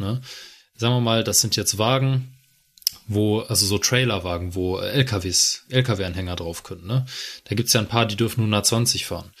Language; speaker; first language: German; native; German